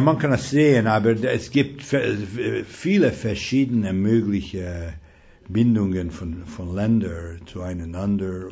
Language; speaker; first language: German; non-native, fluent; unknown